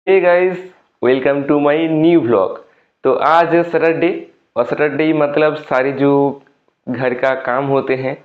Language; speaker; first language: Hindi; non-native, local second language; Bangla